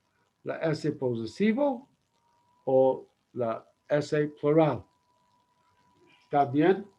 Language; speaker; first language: Spanish; non-native, learner; English